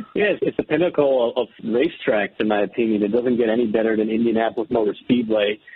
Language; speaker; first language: English; non-native, fluent; Dutch